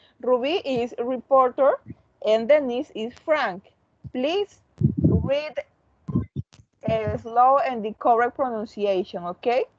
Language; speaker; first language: English; non-native, learner; Spanish